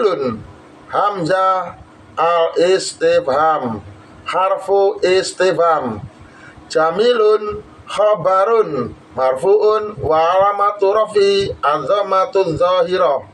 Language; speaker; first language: Arabic; non-native, fluent; Javanese